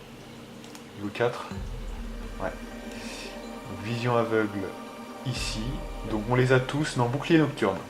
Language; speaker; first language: French; native; French